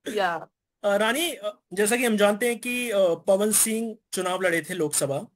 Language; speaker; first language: Hindi; native; Hindi